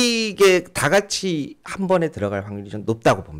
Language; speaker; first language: Korean; native; Korean